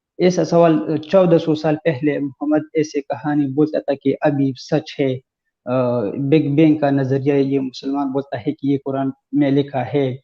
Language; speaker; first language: Hindi; non-native, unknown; Pashto